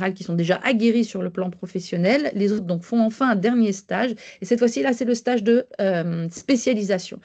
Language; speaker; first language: French; native; French